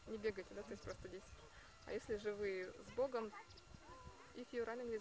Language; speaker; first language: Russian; native; Russian